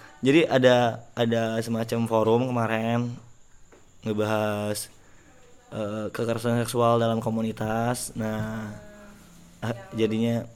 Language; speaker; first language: Indonesian; native; Indonesian